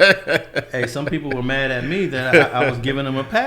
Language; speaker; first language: English; native; English